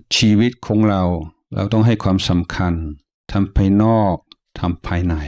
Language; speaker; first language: Thai; non-native, fluent; English